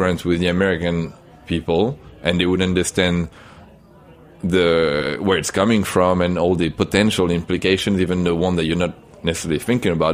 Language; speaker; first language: English; non-native, fluent; French